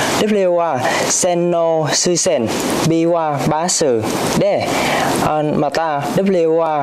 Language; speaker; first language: Japanese; non-native, learner; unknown